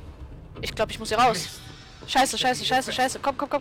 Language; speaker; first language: German; native; German